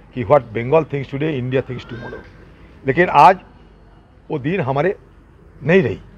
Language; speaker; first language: Hindi; non-native, local second language; Bangla